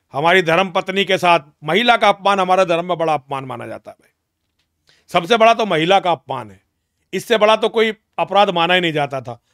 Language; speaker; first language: Hindi; native; Hindi